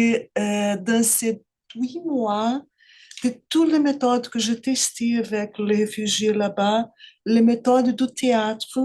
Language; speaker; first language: French; non-native, fluent; Portuguese